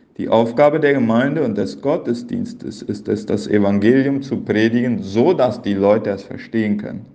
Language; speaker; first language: German; early bilingual, heritage; Plautdietsch